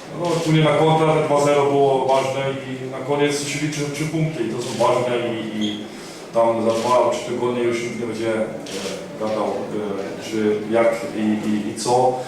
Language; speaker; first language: Polish; early bilingual, heritage; Polish